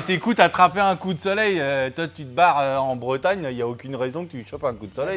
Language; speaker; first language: French; native; French